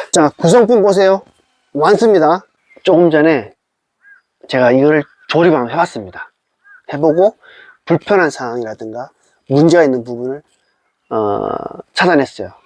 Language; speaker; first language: Korean; native; Korean